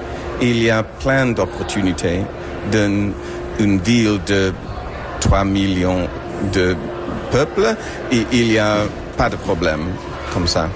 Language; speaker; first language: French; non-native, fluent; English